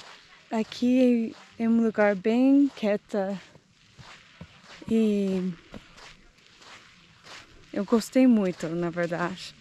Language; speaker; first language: Portuguese; non-native, learner; English